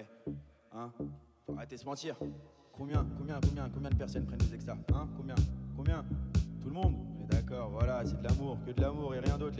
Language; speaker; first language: French; native; French